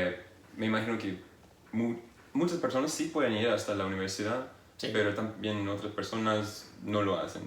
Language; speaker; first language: Spanish; non-native, fluent; English